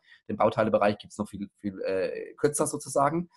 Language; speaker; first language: German; native; German